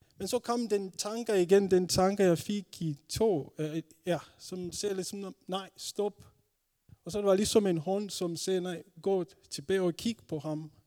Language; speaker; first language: Danish; non-native, fluent; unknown